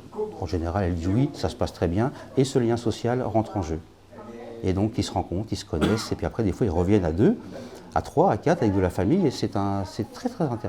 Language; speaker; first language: French; native; French